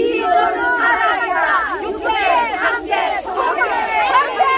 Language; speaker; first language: Korean; native; Korean